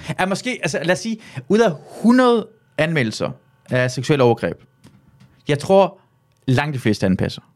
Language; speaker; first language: Danish; early bilingual, other home language; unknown